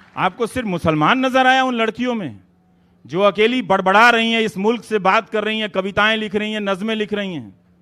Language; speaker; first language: Hindi; native; Hindi